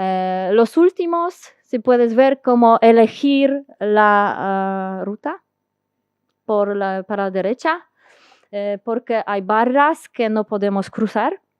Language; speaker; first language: Spanish; non-native, learner; Polish